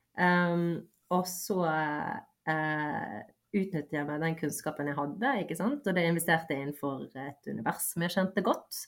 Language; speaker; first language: Norwegian; early bilingual, other home language; Bosnian